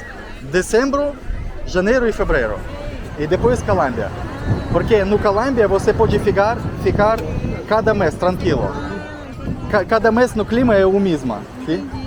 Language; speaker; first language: Portuguese; non-native, learner; Russian